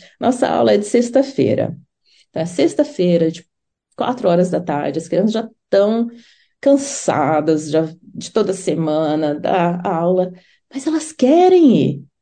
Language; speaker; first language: Portuguese; native; Portuguese